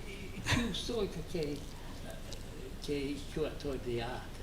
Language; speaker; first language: Italian; non-native, fluent; English